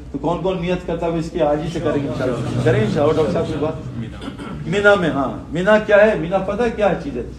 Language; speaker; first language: Urdu; native; Urdu